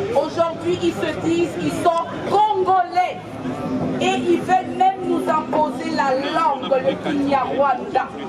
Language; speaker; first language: French; non-native, local second language; Lingala